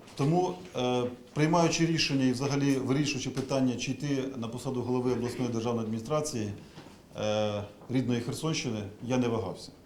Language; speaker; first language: Ukrainian; native; Ukrainian